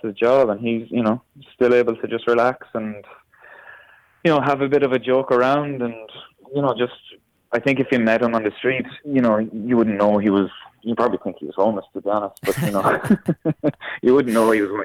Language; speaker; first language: English; native; English